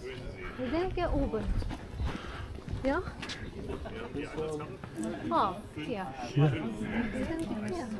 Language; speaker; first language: German; non-native, learner; Russian